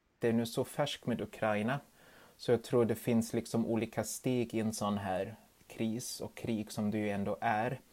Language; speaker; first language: Swedish; non-native, fluent; German